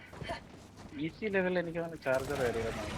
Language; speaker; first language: Malayalam; native; Malayalam